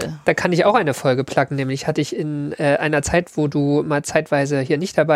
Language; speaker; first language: German; native; German